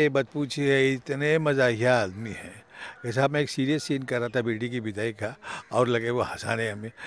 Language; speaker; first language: Hindi; native; Hindi